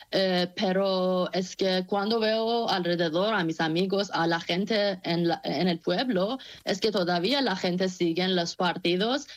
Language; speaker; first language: Spanish; non-native, fluent; Persian